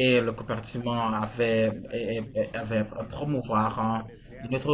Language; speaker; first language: French; non-native, fluent; Portuguese